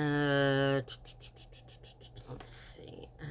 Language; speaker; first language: English; native; English